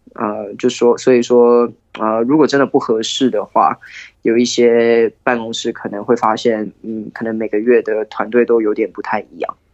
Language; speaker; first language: Chinese; early bilingual, heritage; Chinese